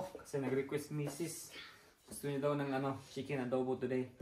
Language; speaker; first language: Filipino; non-native, local second language; Cebuano